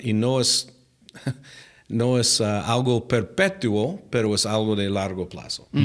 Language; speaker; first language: Spanish; non-native, fluent; English